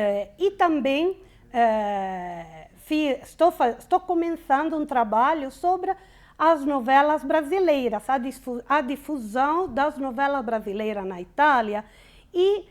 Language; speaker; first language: Portuguese; non-native, fluent; Italian